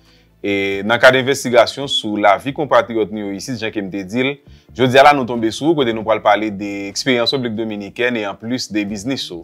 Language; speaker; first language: French; non-native, local second language; Haitian Creole